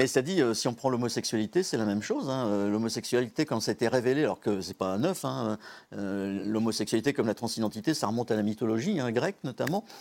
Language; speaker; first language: French; native; French